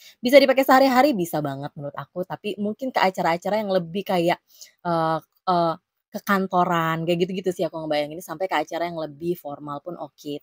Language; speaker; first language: Indonesian; native; Indonesian